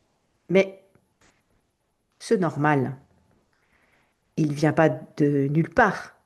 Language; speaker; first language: French; native; French